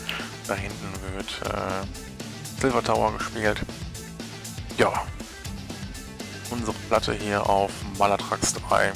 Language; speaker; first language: German; native; German